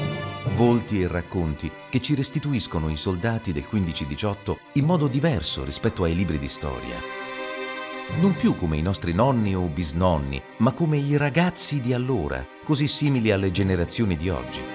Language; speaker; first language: Italian; native; Italian